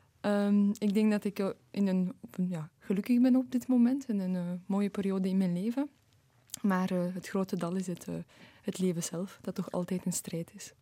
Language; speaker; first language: Dutch; early bilingual, other home language; Polish